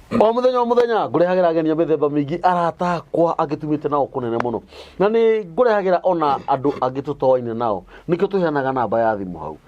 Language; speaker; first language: Kikuyu; native; Kikuyu